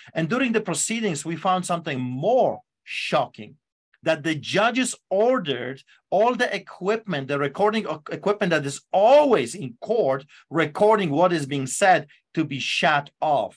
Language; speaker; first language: English; non-native, fluent; Polish